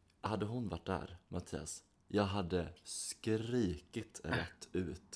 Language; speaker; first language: Swedish; native; Swedish